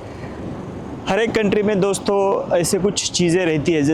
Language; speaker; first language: Hindi; non-native, local second language; Marathi